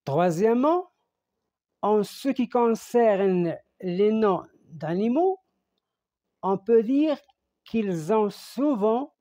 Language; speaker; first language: French; non-native, local second language; Arabic